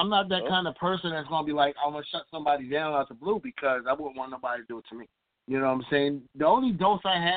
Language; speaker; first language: English; native; English